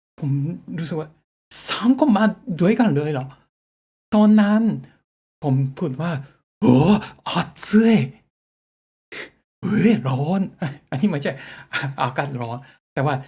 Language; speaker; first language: Thai; non-native, learner; Japanese